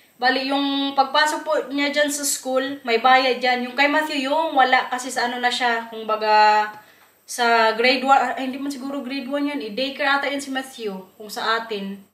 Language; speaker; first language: Filipino; non-native, local second language; Waray